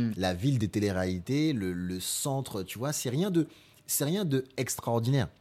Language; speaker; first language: French; native; French